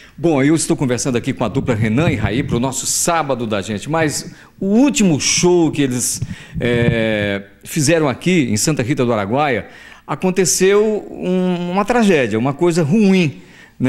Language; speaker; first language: Portuguese; native; Portuguese